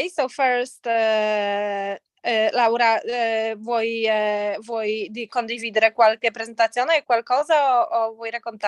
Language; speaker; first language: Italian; non-native, fluent; Polish